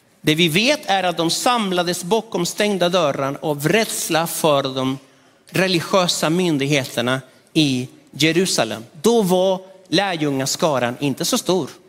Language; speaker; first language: Swedish; non-native, fluent; Spanish